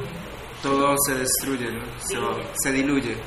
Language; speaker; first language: Spanish; native; Spanish